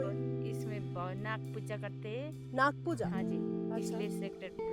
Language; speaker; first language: Hindi; non-native, local second language; Nepali